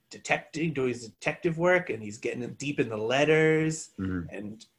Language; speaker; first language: English; native; English